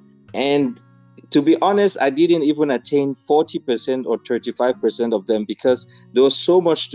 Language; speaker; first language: English; non-native, local second language; Fula